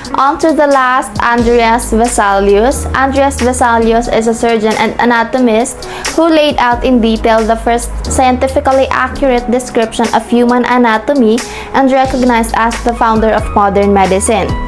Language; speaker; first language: English; non-native, local second language; Filipino